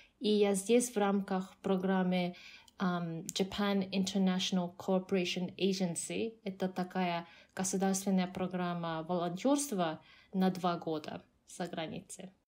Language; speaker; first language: Russian; non-native, fluent; Japanese